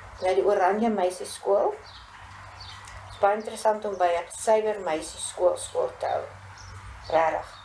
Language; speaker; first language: Afrikaans; native; Afrikaans